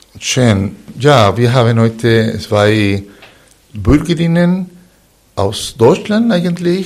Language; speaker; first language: German; non-native, fluent; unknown